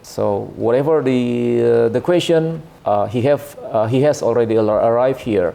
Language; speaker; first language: English; non-native, learner; Indonesian